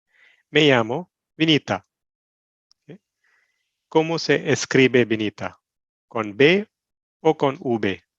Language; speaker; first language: Spanish; non-native, learner; Malayalam